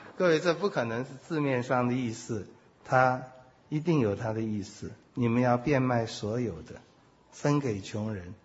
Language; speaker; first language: Chinese; native; Chinese